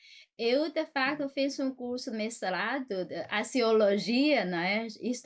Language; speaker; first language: Portuguese; non-native, fluent; Chinese